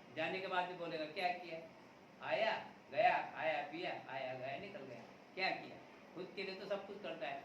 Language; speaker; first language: Hindi; non-native, local second language; Marathi